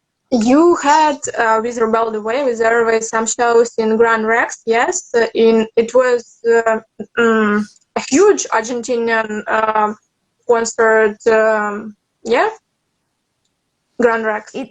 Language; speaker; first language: English; non-native, learner; Russian